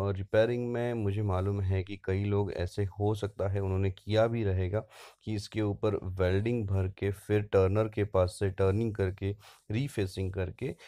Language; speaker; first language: Hindi; non-native, local second language; Marathi